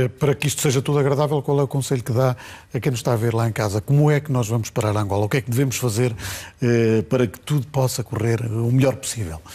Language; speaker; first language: Portuguese; native; Portuguese